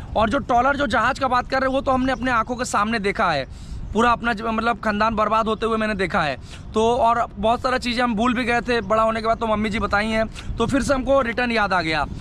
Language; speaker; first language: Hindi; non-native, local second language; Bangla